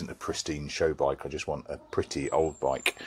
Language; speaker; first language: English; native; English